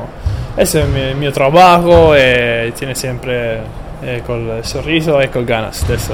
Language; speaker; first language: Spanish; non-native, learner; Italian